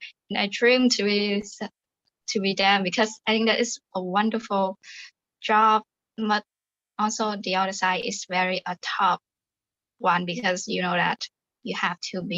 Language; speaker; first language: English; non-native, fluent; Vietnamese